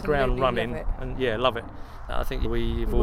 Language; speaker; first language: English; native; English